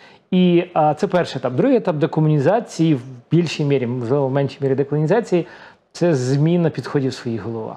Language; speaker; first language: Ukrainian; native; Ukrainian